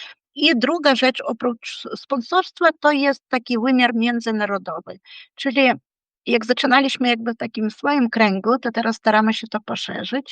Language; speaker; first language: Polish; non-native, fluent; Ukrainian